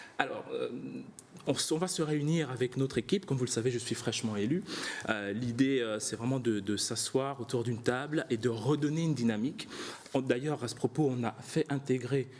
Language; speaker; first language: French; native; French